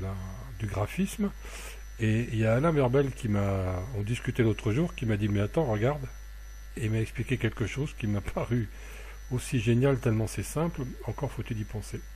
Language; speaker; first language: French; native; French